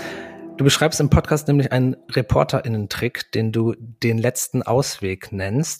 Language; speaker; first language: German; native; German